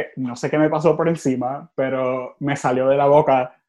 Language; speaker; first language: Spanish; early bilingual, other home language; English